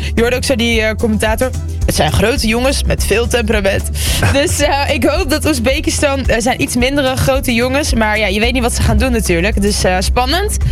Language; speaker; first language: Dutch; early bilingual, other home language; Lingala